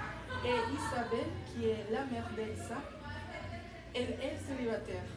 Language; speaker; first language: French; non-native, learner; Spanish